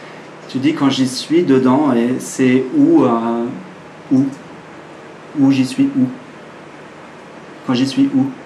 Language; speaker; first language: French; native; French